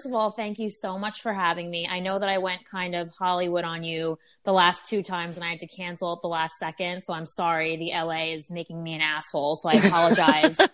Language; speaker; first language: English; native; English